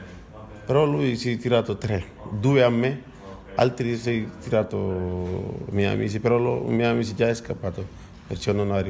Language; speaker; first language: Italian; non-native, learner; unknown